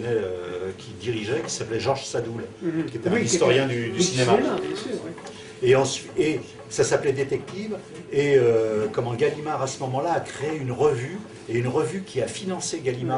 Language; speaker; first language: French; native; French